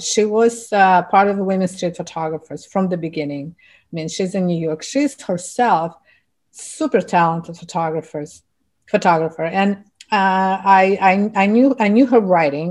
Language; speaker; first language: English; non-native, fluent; Russian